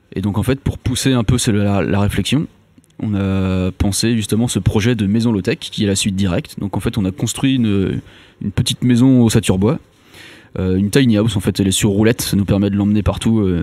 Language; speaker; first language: French; native; French